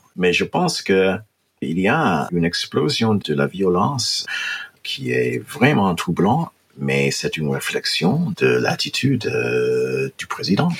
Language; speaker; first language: French; non-native, fluent; English